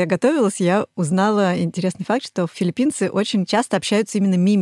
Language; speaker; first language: Russian; native; Russian